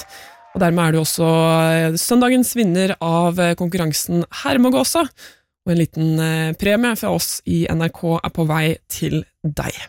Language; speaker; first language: Norwegian; native; Norwegian